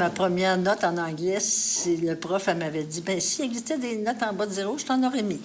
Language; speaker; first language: French; native; French